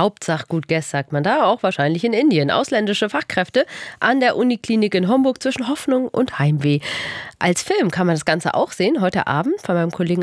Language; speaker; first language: German; native; German